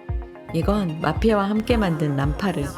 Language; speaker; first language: Korean; native; Korean